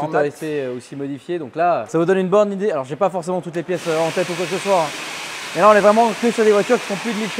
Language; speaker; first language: French; native; French